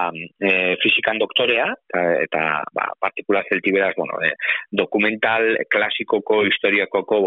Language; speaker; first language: Basque; native; Basque